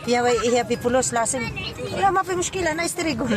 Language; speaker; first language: Arabic; non-native, learner; Filipino